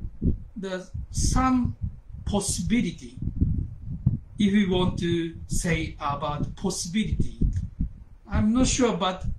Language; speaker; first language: English; non-native, learner; Japanese